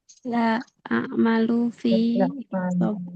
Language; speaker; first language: Arabic; non-native, learner; Indonesian